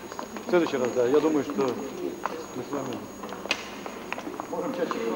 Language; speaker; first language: Russian; native; Russian